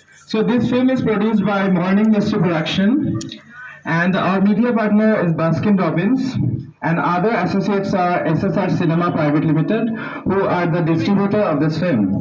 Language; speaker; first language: English; non-native, local second language; Bangla